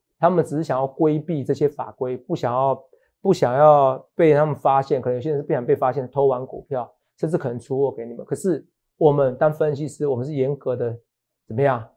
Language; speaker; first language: Chinese; native; Chinese